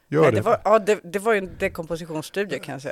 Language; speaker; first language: Swedish; native; Swedish